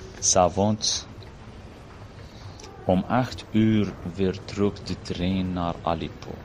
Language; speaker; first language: Dutch; non-native, learner; Arabic